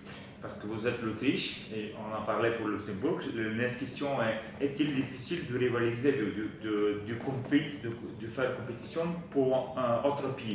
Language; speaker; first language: French; non-native, learner; Bulgarian